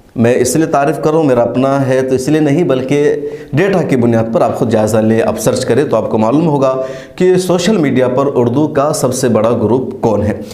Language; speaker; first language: Urdu; native; Urdu